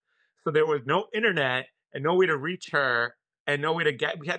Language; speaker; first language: English; non-native, local second language; Urdu